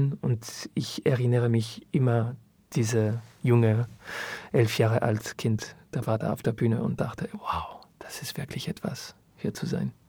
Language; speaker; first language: German; non-native, learner; French